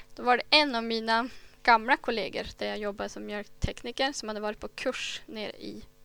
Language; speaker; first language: Swedish; native; Swedish